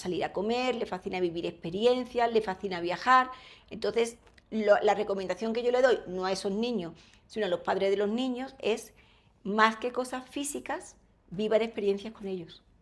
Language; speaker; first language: Spanish; native; Spanish